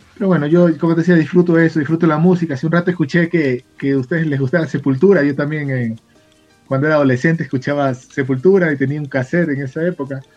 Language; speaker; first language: Spanish; native; Spanish